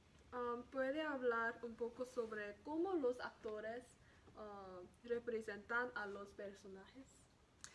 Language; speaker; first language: Spanish; non-native, learner; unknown